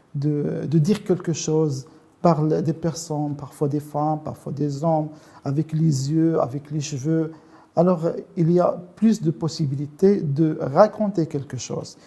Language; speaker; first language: French; non-native, local second language; Arabic